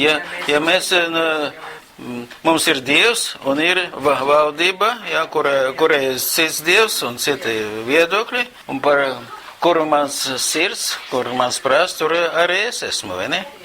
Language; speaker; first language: Latvian; non-native, local second language; Russian